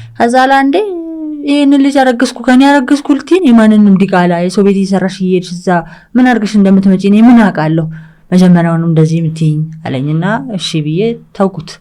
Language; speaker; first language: Amharic; early bilingual, other home language; English